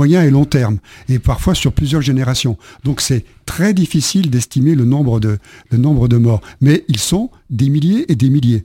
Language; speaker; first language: French; native; French